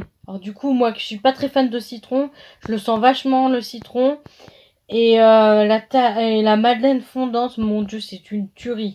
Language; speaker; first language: French; native; French